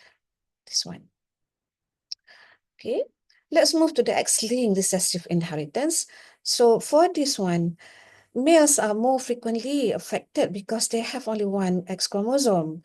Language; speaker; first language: English; non-native, local second language; Malay